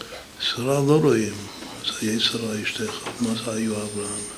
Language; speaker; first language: Hebrew; non-native, fluent; English